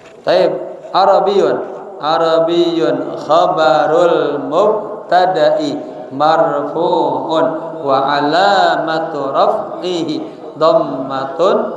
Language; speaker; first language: Arabic; non-native, fluent; Indonesian